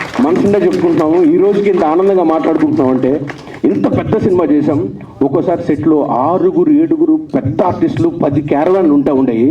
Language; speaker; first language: Telugu; native; Telugu